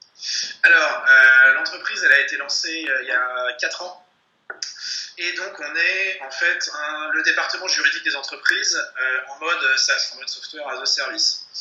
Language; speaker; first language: French; native; French